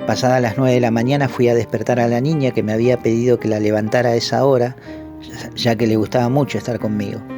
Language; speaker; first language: Spanish; native; Spanish